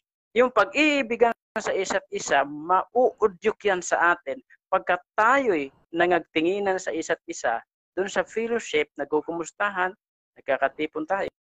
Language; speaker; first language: Filipino; native; Filipino